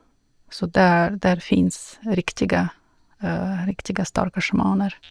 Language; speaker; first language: Swedish; non-native, learner; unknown